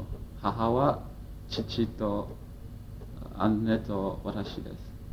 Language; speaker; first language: Japanese; non-native, learner; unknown